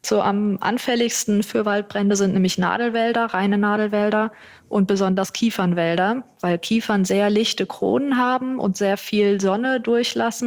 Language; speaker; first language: German; native; German